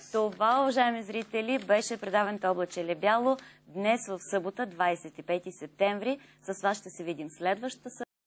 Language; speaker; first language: Bulgarian; native; Bulgarian